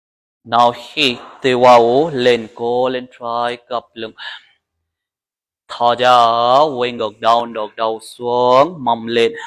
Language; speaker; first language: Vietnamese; non-native, learner; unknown